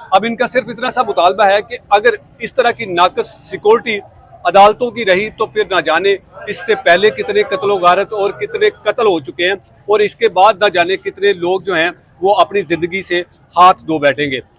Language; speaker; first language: Urdu; non-native, local second language; Punjabi